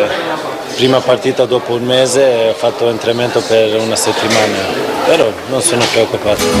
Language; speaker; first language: Italian; non-native, fluent; Swedish